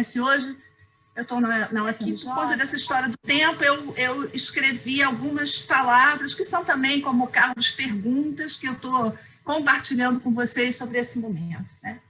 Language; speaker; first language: Portuguese; native; Portuguese